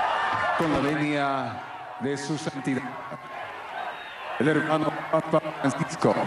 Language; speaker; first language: Spanish; native; Spanish